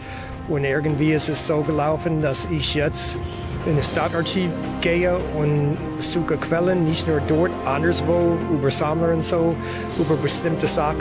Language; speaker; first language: German; non-native, fluent; English